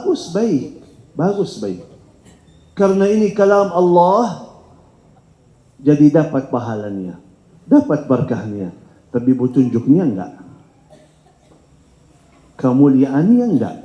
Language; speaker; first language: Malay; non-native, fluent; Arabic